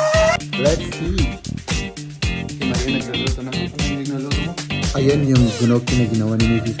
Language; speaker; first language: Filipino; native; Filipino